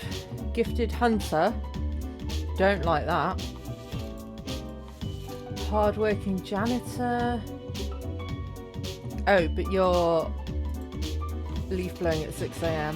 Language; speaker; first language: English; native; English